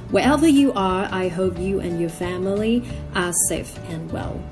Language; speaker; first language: English; non-native, fluent; Thai